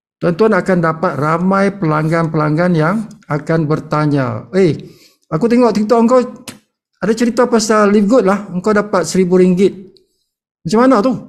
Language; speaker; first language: Malay; native; Malay